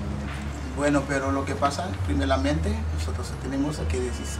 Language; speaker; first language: Spanish; non-native, learner; Haitian Creole